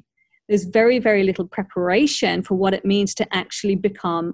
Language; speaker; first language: English; native; English